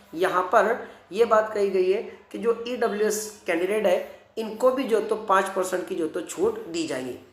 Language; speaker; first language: Hindi; non-native, local second language; Marathi